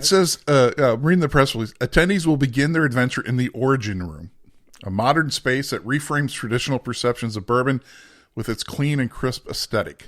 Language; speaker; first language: English; native; English